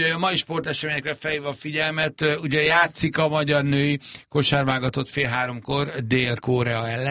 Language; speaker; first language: Hungarian; native; Hungarian